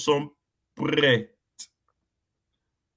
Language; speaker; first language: French; non-native, fluent; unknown